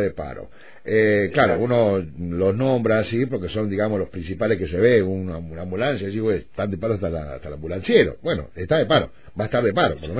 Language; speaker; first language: Spanish; native; Spanish